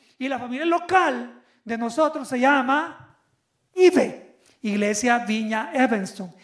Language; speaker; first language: Spanish; native; Spanish